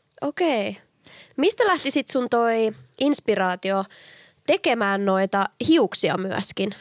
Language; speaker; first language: Finnish; native; Finnish